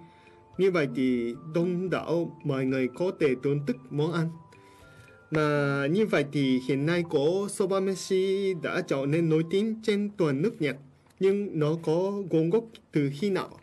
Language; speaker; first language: Vietnamese; non-native, fluent; Japanese